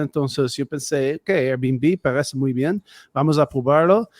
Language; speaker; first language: Spanish; non-native, fluent; Dutch